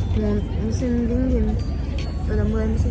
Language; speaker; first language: Indonesian; non-native, learner; Japanese